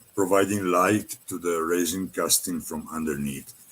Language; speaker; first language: English; non-native, fluent; Italian